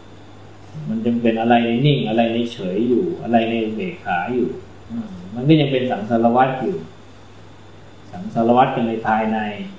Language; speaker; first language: Thai; native; Thai